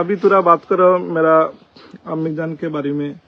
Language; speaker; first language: Hindi; non-native, learner; Bangla